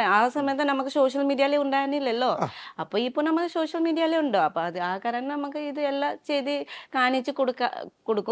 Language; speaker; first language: Malayalam; non-native, learner; Nepali